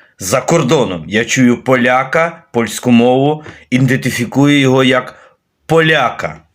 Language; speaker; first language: Ukrainian; native; Ukrainian